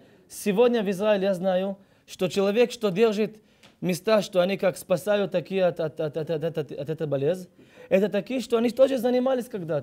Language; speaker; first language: Russian; early bilingual, heritage; Russian